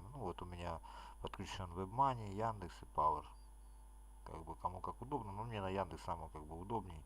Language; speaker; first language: Russian; native; Russian